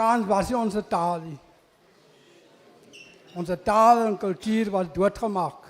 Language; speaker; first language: Afrikaans; non-native, local second language; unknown